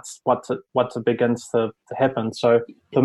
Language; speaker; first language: English; native; English